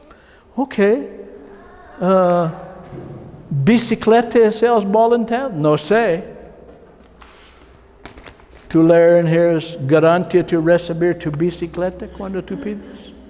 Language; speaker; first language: Spanish; non-native, learner; English